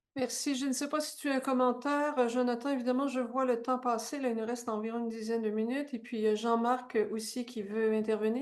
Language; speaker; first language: French; native; French